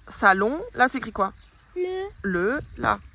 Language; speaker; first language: French; native; French